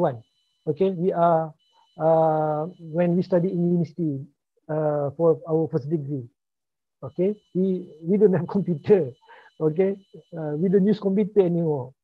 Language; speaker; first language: English; non-native, local second language; Malay